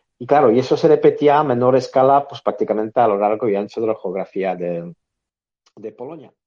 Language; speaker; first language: Spanish; non-native, fluent; Polish